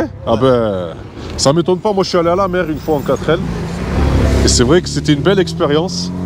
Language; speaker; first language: French; native; French